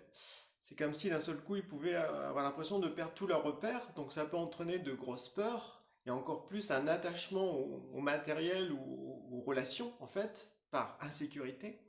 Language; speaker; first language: French; native; French